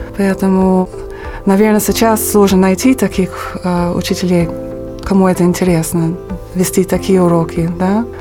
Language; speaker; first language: Russian; non-native, fluent; English